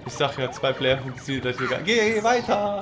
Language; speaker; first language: German; native; German